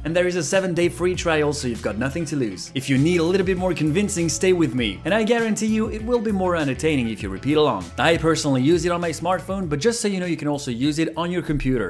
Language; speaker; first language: English; non-native, fluent; Japanese